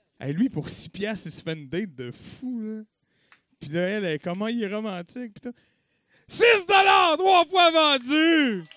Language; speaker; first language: French; native; French